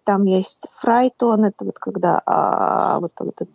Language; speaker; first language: Russian; non-native, local second language; Tatar